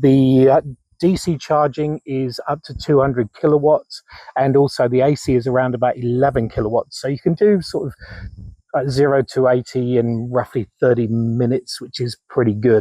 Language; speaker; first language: English; native; English